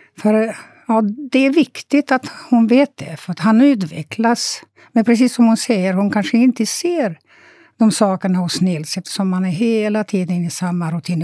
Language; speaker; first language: Swedish; non-native, fluent; Romanian